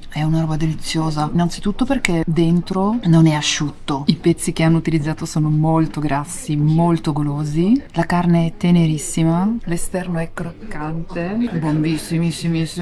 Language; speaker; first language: Italian; native; Italian